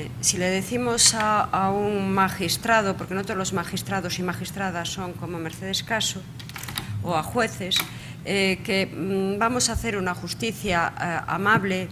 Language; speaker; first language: Spanish; native; Spanish